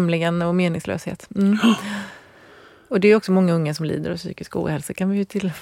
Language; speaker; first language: Swedish; native; Swedish